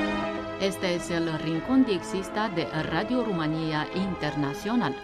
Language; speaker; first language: Spanish; non-native, fluent; Romanian